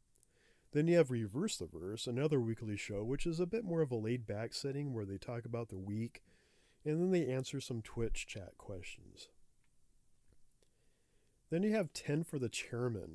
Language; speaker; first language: English; native; English